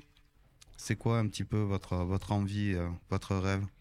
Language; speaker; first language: French; native; French